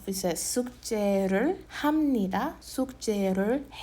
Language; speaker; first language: Korean; non-native, fluent; English